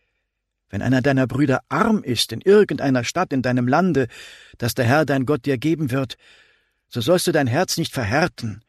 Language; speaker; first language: German; native; German